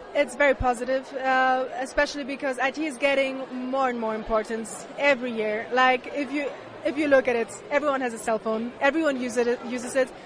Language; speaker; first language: English; non-native, fluent; German